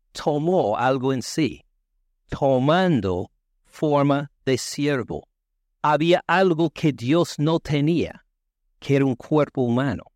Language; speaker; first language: Spanish; non-native, fluent; English